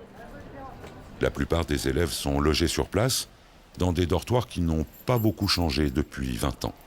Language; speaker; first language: French; native; French